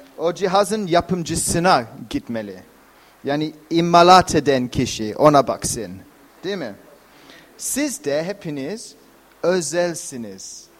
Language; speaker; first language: Turkish; non-native, fluent; English